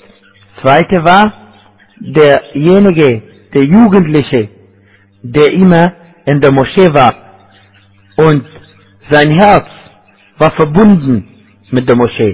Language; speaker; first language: German; non-native, fluent; Arabic